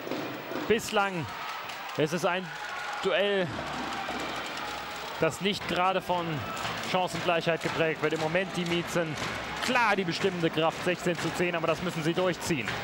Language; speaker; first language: German; native; German